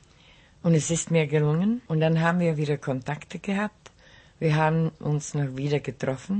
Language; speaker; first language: German; non-native, local second language; Czech